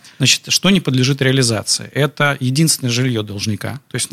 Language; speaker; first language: Russian; native; Russian